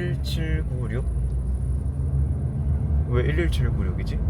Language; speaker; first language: Korean; native; Korean